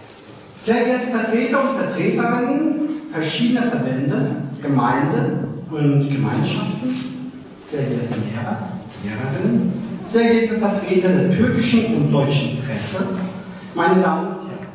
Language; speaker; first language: German; early bilingual, other home language; Turkish